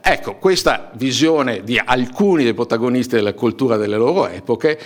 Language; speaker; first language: Italian; native; Italian